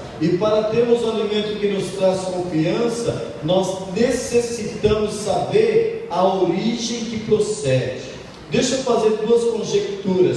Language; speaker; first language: Portuguese; native; Portuguese